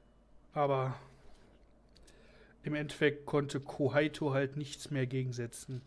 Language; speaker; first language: German; native; German